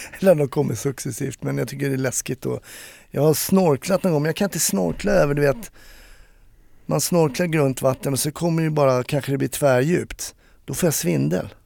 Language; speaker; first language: Swedish; native; Swedish